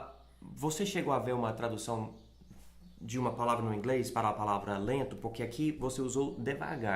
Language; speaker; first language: Portuguese; non-native, fluent; English